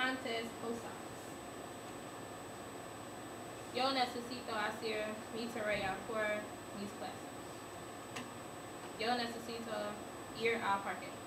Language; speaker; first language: Spanish; non-native, learner; English